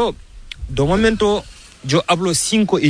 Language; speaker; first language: Spanish; non-native, learner; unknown